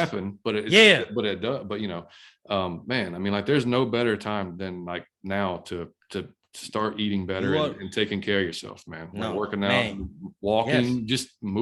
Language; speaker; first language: English; native; English